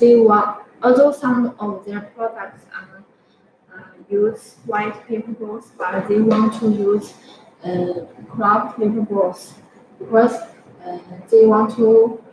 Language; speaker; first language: English; non-native, fluent; Chinese